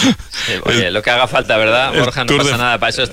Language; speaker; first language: Spanish; native; Spanish